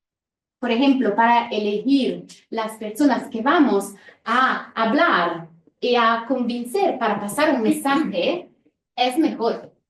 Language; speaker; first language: Spanish; non-native, fluent; Italian